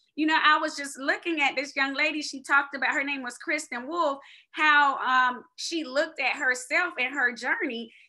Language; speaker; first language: English; native; English